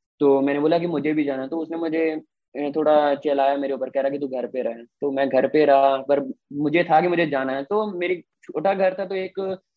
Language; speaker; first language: Hindi; non-native, local second language; Punjabi